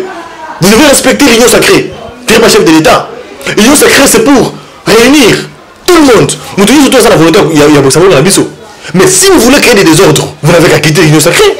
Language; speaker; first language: French; non-native, local second language; Lingala